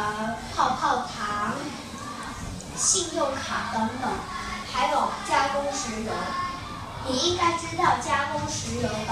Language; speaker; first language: Chinese; non-native, local second language; Cantonese